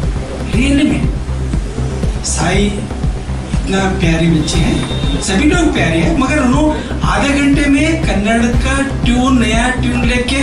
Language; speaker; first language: Hindi; non-native, local second language; Kannada